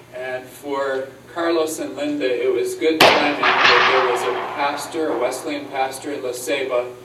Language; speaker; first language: English; native; English